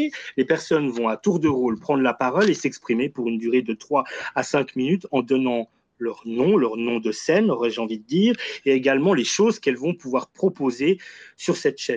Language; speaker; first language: French; native; French